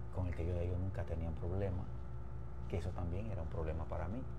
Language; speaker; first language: Spanish; native; Spanish